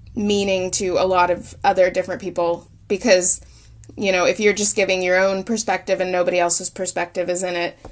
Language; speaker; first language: English; native; English